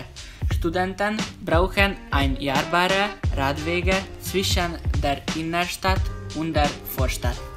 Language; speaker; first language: German; non-native, learner; Hungarian